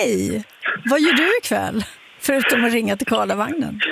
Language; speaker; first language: Swedish; native; Swedish